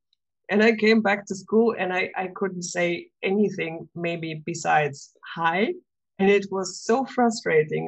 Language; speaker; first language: English; non-native, fluent; Russian